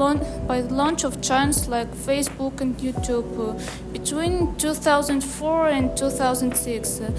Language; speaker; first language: English; non-native, local second language; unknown